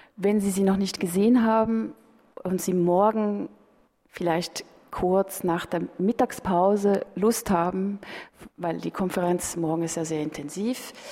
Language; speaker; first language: German; native; German